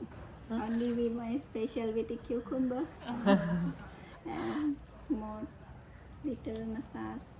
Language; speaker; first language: English; non-native, learner; Indonesian